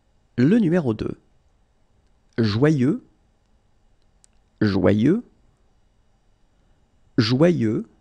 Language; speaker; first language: French; native; French